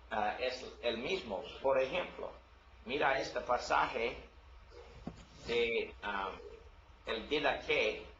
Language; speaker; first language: Spanish; non-native, learner; English